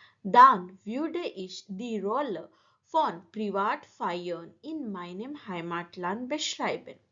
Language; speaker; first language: German; non-native, learner; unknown